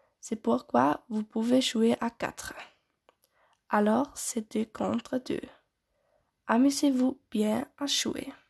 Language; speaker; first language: French; non-native, learner; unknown